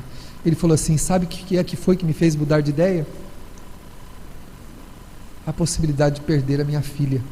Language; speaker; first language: Portuguese; native; Portuguese